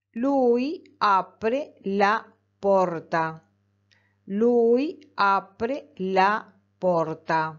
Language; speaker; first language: Italian; non-native, fluent; Spanish